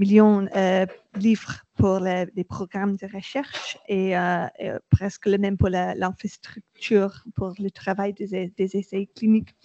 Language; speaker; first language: French; non-native, learner; English